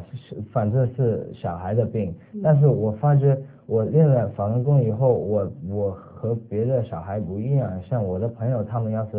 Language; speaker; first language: Chinese; early bilingual, other home language; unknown